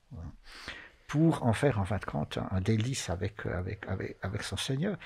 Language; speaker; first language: French; native; French